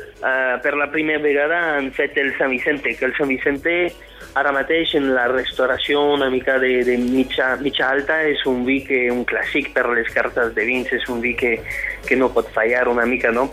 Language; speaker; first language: Catalan; non-native, fluent; French